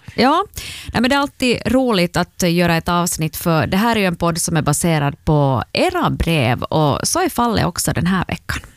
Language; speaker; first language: Swedish; native; Swedish